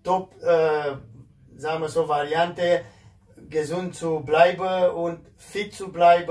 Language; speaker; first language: German; non-native, fluent; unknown